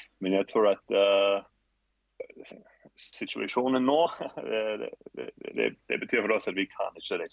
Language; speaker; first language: Norwegian; non-native, fluent; English